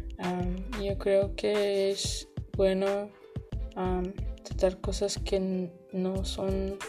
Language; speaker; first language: Spanish; early bilingual, heritage; Spanish